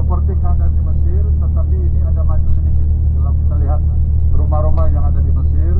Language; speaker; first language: Indonesian; non-native, fluent; Arabic